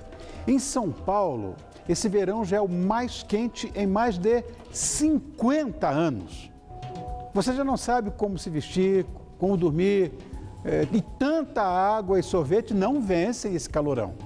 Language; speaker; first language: Portuguese; native; Portuguese